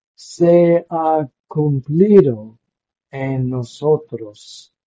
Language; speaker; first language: Spanish; non-native, learner; English